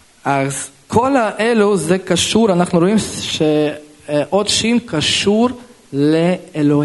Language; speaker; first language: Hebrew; non-native, local second language; Russian